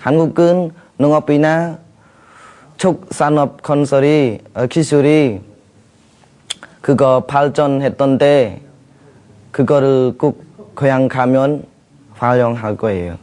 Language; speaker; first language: Korean; non-native, fluent; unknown